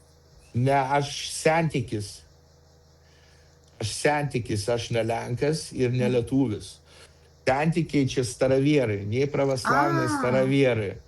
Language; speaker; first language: Lithuanian; non-native, local second language; Russian